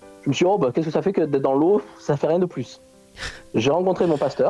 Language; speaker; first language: French; native; French